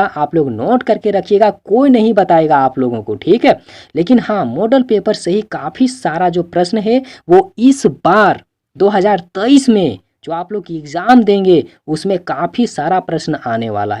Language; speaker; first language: Hindi; native; Hindi